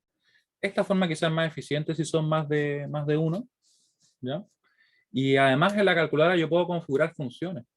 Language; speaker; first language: Spanish; native; Spanish